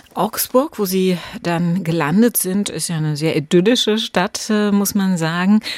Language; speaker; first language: German; native; German